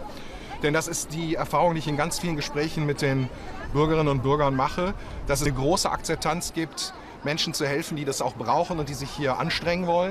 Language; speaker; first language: German; native; German